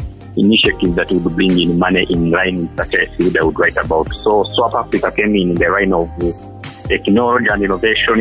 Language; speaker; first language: English; non-native, local second language; Kinyarwanda